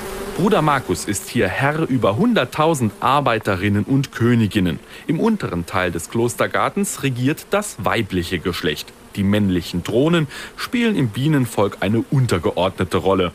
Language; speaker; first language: German; native; German